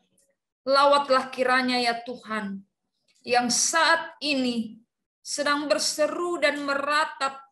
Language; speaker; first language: Indonesian; native; Indonesian